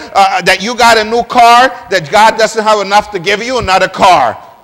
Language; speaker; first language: English; non-native, fluent; Spanish